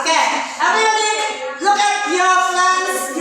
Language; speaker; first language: English; non-native, learner; Indonesian